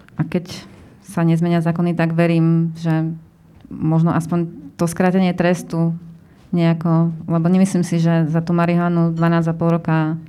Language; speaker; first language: Slovak; native; Slovak